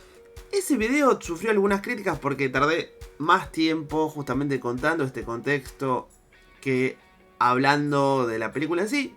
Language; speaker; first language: Spanish; native; Spanish